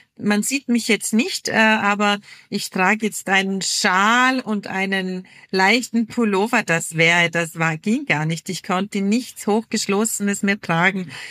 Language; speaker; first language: German; native; German